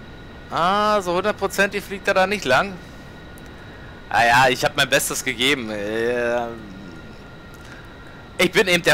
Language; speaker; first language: German; native; German